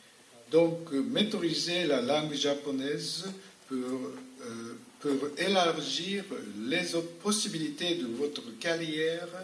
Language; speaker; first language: French; non-native, fluent; Japanese